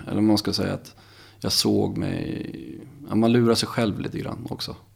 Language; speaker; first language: Swedish; native; Swedish